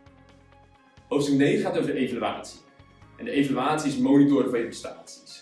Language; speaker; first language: Dutch; native; Dutch